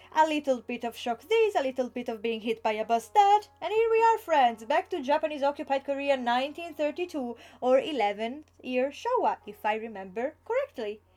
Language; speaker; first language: English; non-native, fluent; Italian